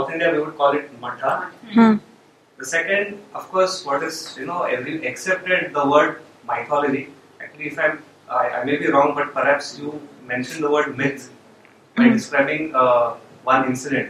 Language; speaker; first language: English; non-native, local second language; Marathi